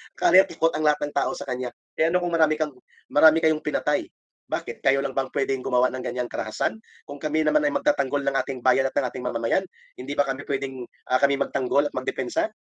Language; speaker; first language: Filipino; native; Filipino